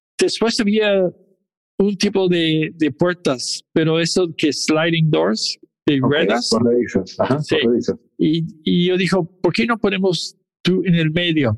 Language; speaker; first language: Spanish; non-native, fluent; English